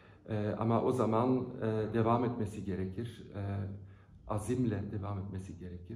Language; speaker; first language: Turkish; non-native, fluent; Dutch